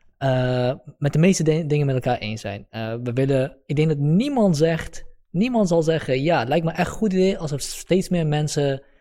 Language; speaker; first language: Dutch; early bilingual, other home language; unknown